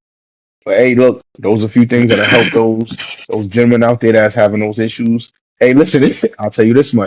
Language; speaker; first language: English; native; English